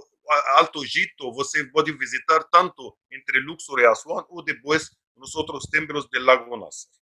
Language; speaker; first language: Portuguese; non-native, fluent; Arabic